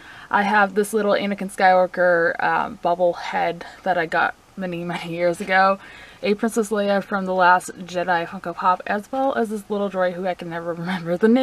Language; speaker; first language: English; native; English